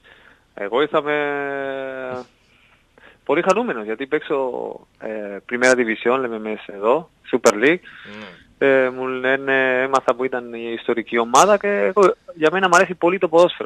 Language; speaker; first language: Greek; non-native, learner; Spanish